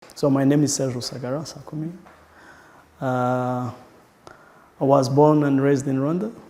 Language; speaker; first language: English; non-native, local second language; Kinyarwanda